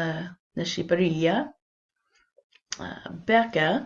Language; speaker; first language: Albanian; non-native, learner; English